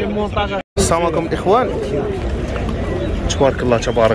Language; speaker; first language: Arabic; native; Arabic